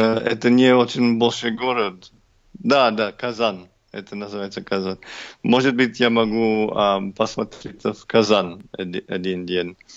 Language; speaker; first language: Russian; non-native, learner; English